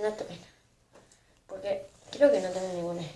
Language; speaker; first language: Spanish; native; Spanish